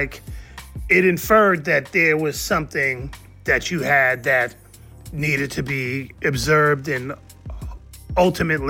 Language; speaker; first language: English; native; English